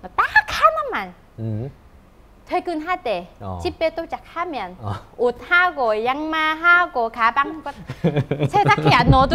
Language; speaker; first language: Korean; non-native, fluent; Vietnamese